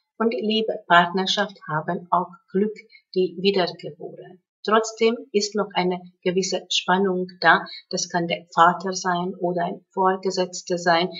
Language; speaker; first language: German; non-native, fluent; Hungarian